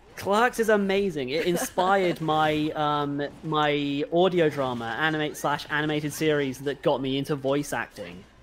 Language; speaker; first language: English; native; English